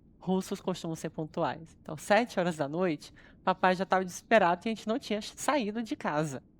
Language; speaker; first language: Portuguese; early bilingual, other home language; Russian